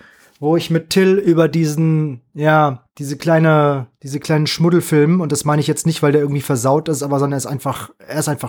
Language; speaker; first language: German; native; German